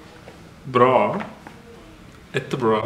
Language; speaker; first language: Swedish; non-native, learner; Telugu